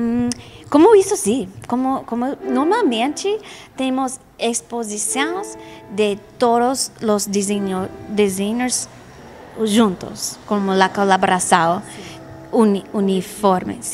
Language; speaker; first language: Portuguese; non-native, learner; English